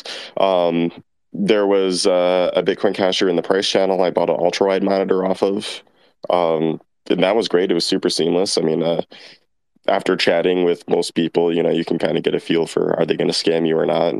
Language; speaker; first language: English; native; English